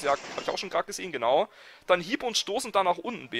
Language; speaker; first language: German; native; German